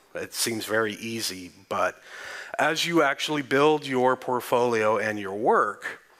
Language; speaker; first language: English; native; English